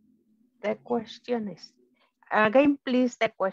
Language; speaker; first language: English; non-native, learner; Spanish